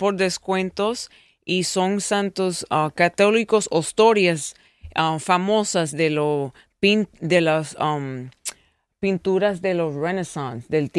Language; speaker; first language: Spanish; early bilingual, heritage; English